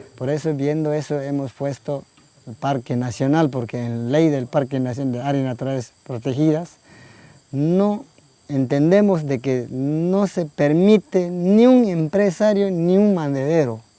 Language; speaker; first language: Spanish; non-native, local second language; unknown